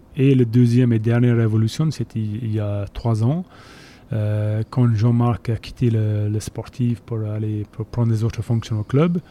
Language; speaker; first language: French; non-native, fluent; English